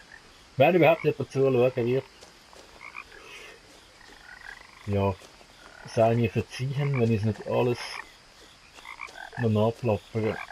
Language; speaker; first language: German; native; German